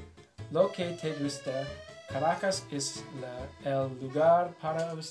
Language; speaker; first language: Spanish; non-native, learner; English